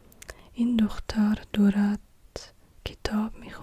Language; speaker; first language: Persian; non-native, learner; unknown